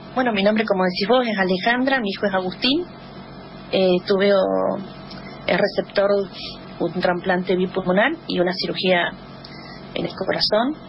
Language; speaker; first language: Spanish; native; Spanish